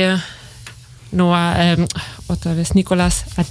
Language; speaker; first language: Spanish; non-native, fluent; German